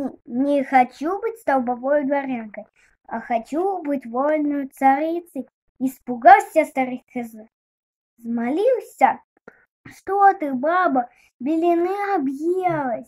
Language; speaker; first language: Russian; native; Russian